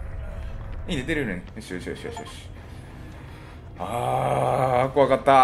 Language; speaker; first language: Japanese; native; Japanese